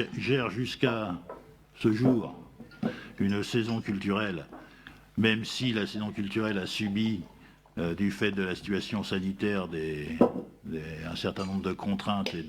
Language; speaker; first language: French; native; French